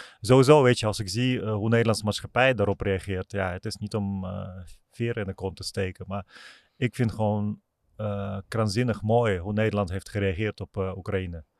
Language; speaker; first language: Dutch; non-native, fluent; Russian